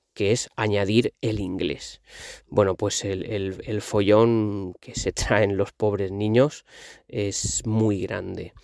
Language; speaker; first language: Spanish; non-native, local second language; Catalan